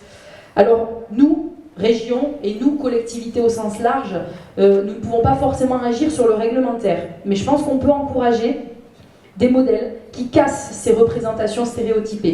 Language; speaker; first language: French; native; French